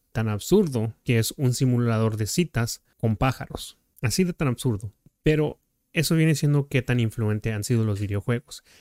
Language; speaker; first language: Spanish; early bilingual, heritage; Spanish